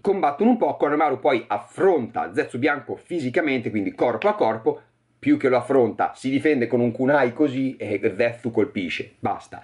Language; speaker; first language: Italian; native; Italian